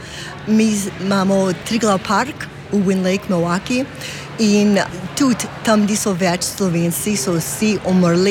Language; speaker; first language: Slovenian; early bilingual, heritage; Slovenian